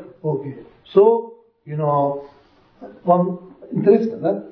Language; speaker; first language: Russian; non-native, learner; Tibetan